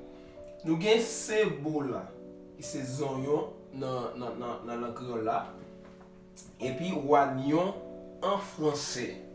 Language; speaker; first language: French; non-native, learner; Haitian Creole